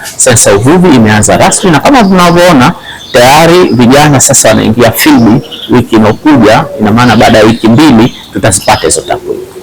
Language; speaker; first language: Swahili; native; Swahili